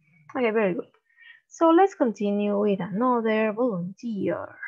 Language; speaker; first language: English; non-native, learner; Spanish